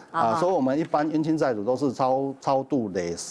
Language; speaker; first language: Chinese; native; Chinese